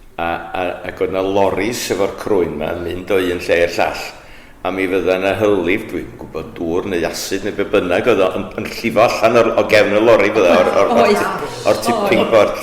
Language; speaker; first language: Welsh; native; Welsh